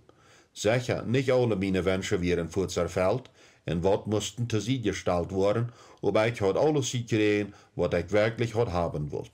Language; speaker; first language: German; early bilingual, heritage; Plautdietsch